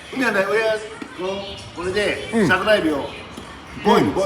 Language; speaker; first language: Japanese; native; Japanese